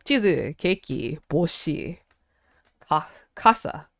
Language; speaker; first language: Japanese; non-native, learner; English